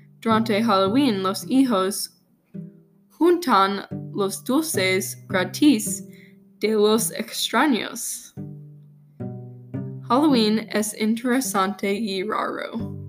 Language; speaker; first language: Spanish; non-native, learner; English